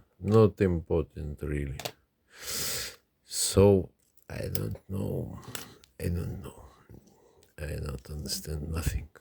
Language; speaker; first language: English; non-native, learner; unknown